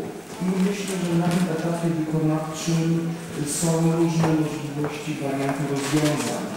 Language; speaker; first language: Polish; native; Polish